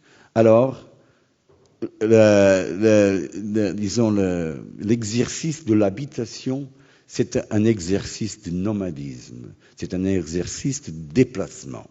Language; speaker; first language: French; non-native, fluent; Portuguese